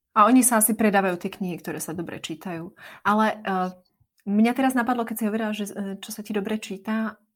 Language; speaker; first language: Slovak; native; Slovak